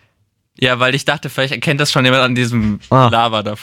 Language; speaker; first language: German; native; German